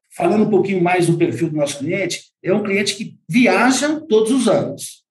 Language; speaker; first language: Portuguese; native; Portuguese